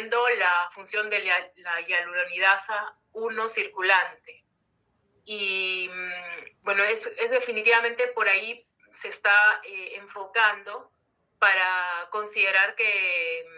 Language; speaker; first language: Spanish; native; Spanish